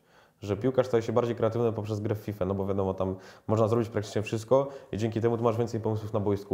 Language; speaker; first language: Polish; native; Polish